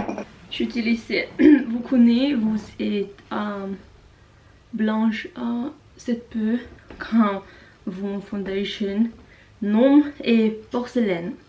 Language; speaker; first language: French; non-native, learner; Norwegian